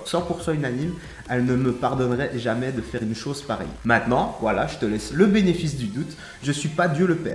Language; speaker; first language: French; native; French